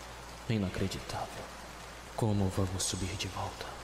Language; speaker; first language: Portuguese; native; Portuguese